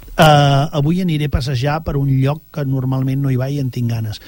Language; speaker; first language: Catalan; native; Catalan